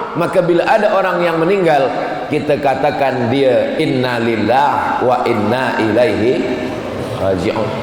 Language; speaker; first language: Malay; native; Malay